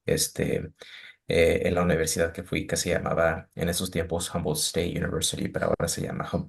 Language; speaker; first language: Spanish; early bilingual, heritage; Spanish